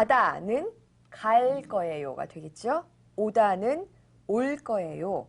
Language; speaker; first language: Korean; native; Korean